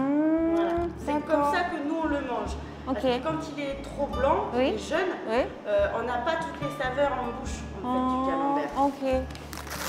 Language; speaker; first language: French; native; French